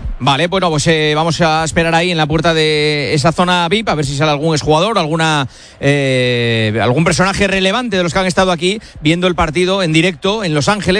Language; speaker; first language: Spanish; native; Spanish